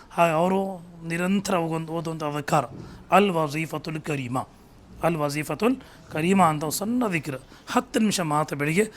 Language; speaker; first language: Kannada; non-native, local second language; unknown